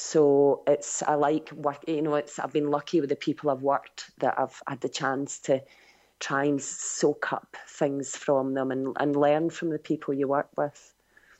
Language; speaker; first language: English; native; English